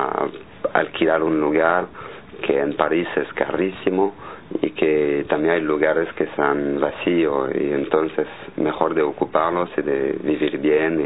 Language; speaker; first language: Spanish; non-native, fluent; French